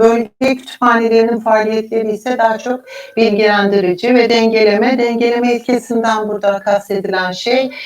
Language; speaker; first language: Turkish; native; Turkish